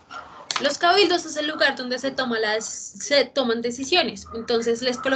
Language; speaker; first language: Spanish; native; Spanish